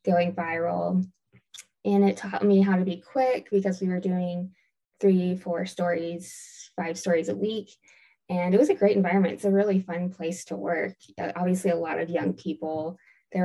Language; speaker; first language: English; native; English